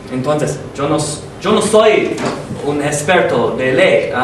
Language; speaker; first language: Spanish; non-native, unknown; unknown